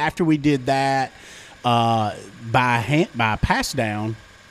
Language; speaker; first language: English; native; English